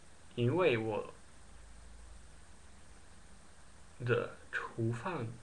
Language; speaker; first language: Chinese; non-native, learner; Dutch